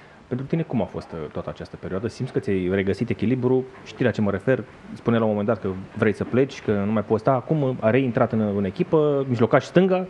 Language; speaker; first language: Romanian; native; Romanian